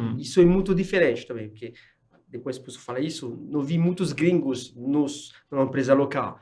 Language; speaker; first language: Portuguese; non-native, fluent; French